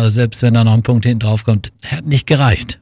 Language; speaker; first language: German; native; German